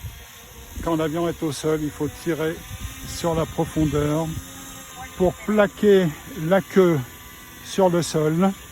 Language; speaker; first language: French; native; French